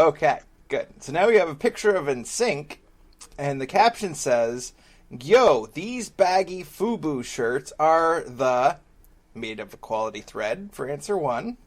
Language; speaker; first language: English; native; English